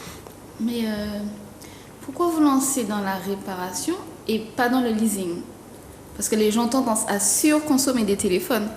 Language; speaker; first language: French; native; French